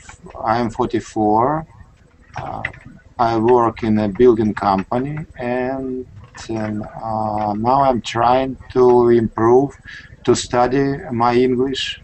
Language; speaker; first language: English; non-native, learner; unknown